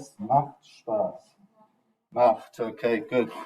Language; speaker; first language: German; non-native, fluent; English